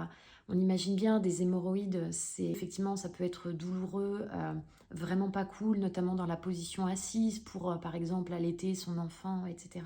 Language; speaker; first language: French; native; French